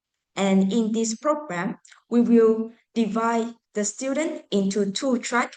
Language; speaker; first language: English; non-native, fluent; Vietnamese